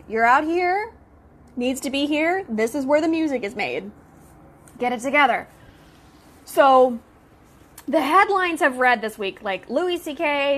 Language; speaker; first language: English; native; English